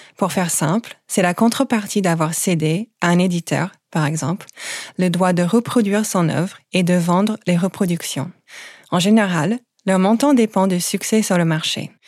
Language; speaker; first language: French; non-native, fluent; English